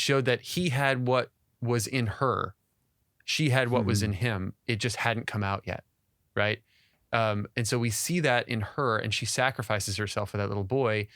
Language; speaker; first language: English; native; English